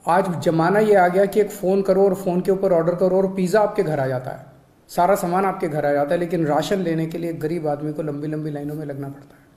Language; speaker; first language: Hindi; native; Hindi